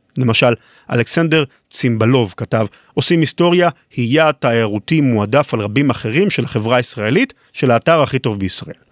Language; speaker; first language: Hebrew; native; Hebrew